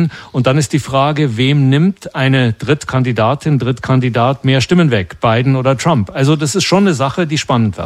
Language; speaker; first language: German; native; German